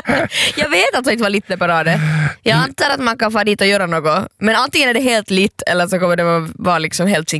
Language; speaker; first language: Swedish; native; Swedish